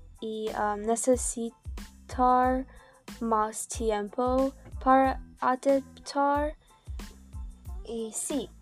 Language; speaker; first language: Spanish; non-native, learner; English